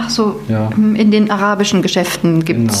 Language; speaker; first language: German; native; German